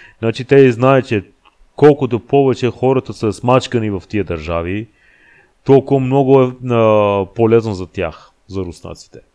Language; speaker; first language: Bulgarian; non-native, fluent; Persian